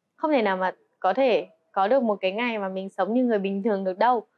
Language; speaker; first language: Vietnamese; native; Vietnamese